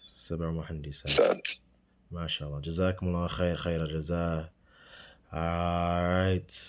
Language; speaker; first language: Arabic; non-native, fluent; English